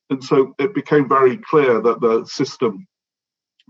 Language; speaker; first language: English; native; English